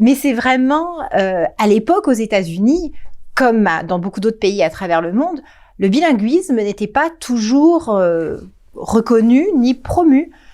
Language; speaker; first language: French; early bilingual, heritage; French